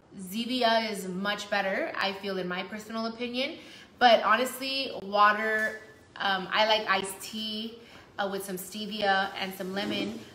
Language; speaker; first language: English; early bilingual, other home language; Spanish